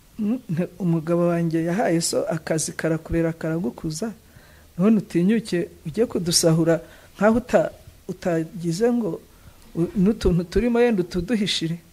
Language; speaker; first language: Kinyarwanda; native; Kinyarwanda